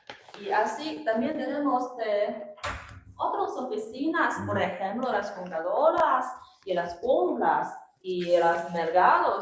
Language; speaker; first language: Spanish; non-native, learner; Chinese